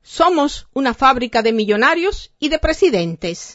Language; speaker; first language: Spanish; native; Spanish